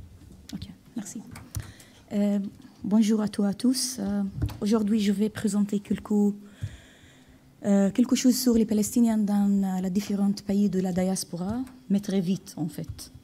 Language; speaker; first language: French; non-native, fluent; Arabic